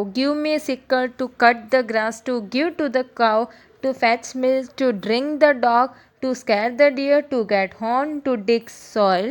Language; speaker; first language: English; non-native, local second language; Gujarati